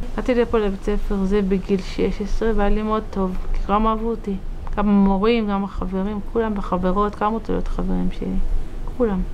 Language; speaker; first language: Hebrew; native; Hebrew